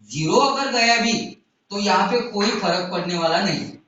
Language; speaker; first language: Hindi; non-native, local second language; Marathi